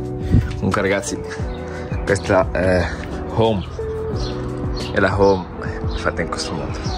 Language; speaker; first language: Italian; native; Italian